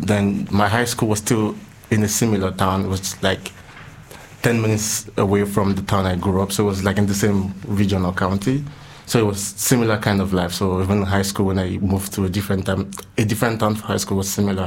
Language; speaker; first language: English; non-native, local second language; Igbo